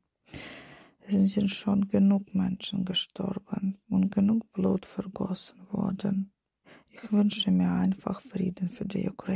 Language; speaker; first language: German; non-native, fluent; Ukrainian